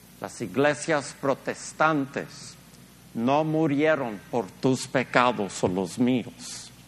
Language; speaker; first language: Spanish; early bilingual, heritage; Spanish